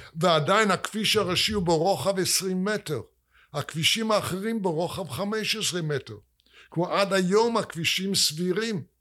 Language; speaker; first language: Hebrew; non-native, fluent; English